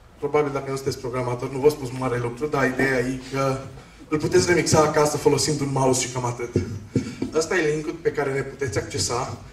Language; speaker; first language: Romanian; non-native, local second language; Hungarian